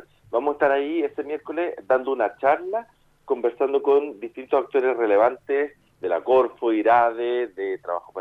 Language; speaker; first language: Spanish; native; Spanish